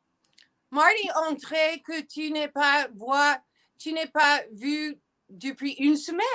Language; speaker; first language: French; non-native, learner; English